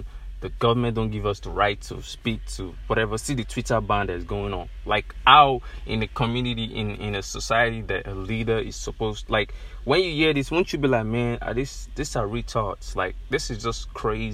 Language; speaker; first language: English; non-native, local second language; Yoruba